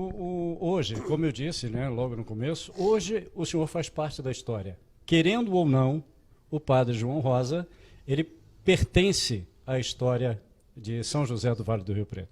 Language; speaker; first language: Portuguese; native; Portuguese